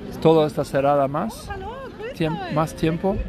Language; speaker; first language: Spanish; non-native, learner; German